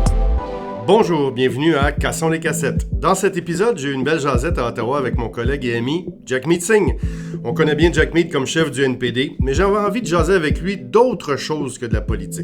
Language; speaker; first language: French; native; French